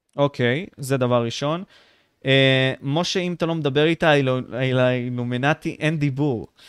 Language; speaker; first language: Hebrew; native; Hebrew